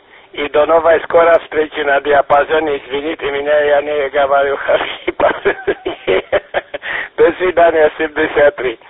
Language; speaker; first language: Russian; non-native, learner; Romanian